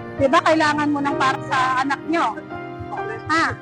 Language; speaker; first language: Filipino; native; Filipino